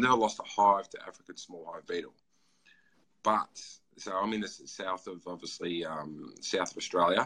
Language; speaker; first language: English; native; English